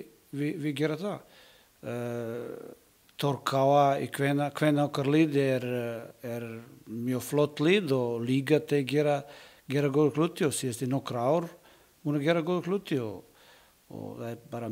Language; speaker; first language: Icelandic; non-native, learner; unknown